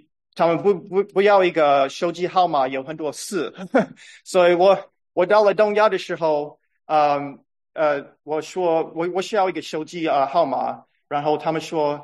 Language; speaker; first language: Chinese; non-native, fluent; English